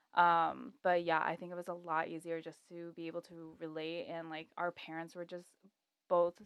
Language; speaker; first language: English; native; English